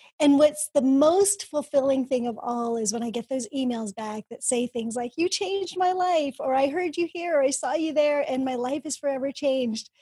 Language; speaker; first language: English; early bilingual, other home language; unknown